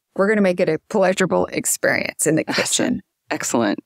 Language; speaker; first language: English; native; English